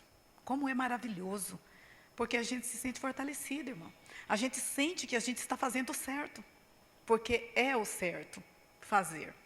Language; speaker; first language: Portuguese; native; Portuguese